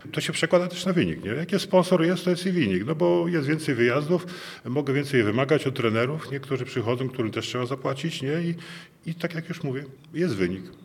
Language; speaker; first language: Polish; native; Polish